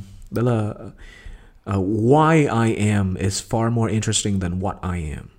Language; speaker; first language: English; non-native, fluent; Vietnamese